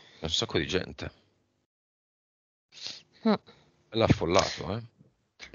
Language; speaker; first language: Italian; native; Italian